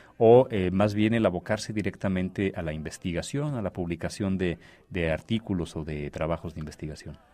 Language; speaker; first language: Spanish; native; Spanish